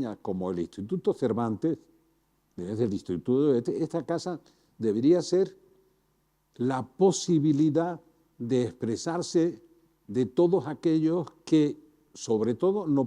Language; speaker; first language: Spanish; native; Spanish